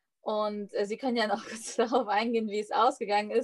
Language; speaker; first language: German; native; German